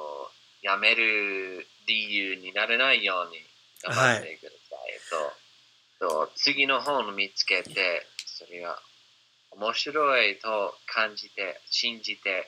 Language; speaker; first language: Japanese; non-native, fluent; English